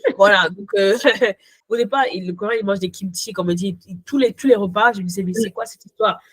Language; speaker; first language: French; early bilingual, other home language; Ghomala